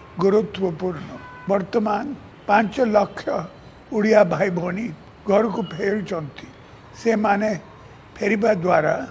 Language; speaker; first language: Odia; non-native, local second language; English